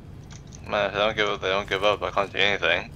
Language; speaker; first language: English; native; English